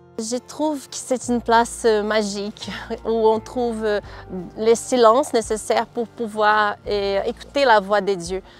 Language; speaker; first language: French; non-native, fluent; Portuguese